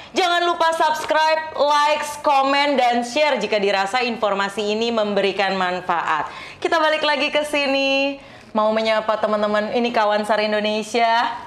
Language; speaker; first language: Indonesian; native; Indonesian